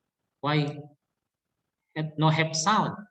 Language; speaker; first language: English; non-native, learner; Indonesian